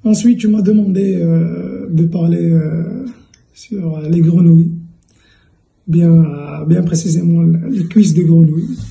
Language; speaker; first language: French; non-native, local second language; Arabic